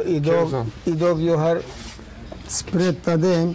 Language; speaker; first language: Swedish; non-native, learner; Turoyo